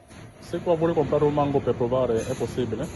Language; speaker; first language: Italian; non-native, fluent; French